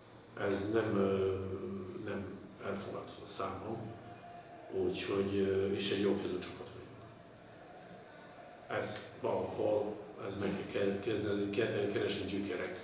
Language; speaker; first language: Hungarian; non-native, fluent; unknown